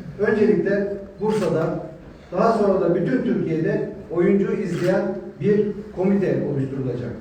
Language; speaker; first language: Turkish; native; Turkish